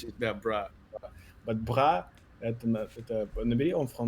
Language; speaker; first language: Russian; native; Russian